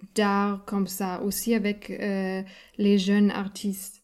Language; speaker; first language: French; non-native, learner; German